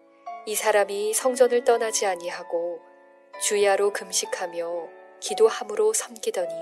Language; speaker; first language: Korean; native; Korean